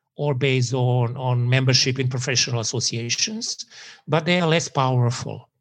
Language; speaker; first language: English; non-native, fluent; Serbian